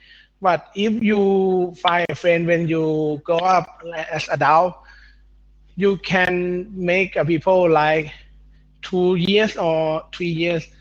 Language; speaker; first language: English; non-native, learner; Thai